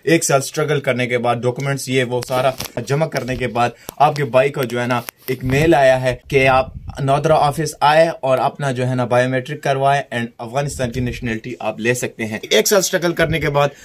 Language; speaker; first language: Urdu; native; Urdu